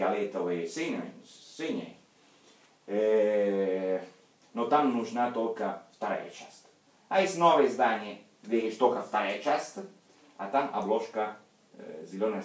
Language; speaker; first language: Russian; non-native, fluent; Italian